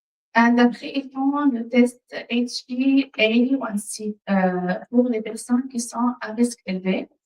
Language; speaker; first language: French; non-native, fluent; Arabic